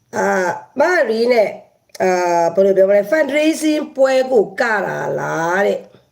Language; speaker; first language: Burmese; native; Burmese